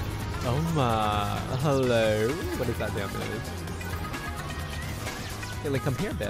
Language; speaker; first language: English; native; English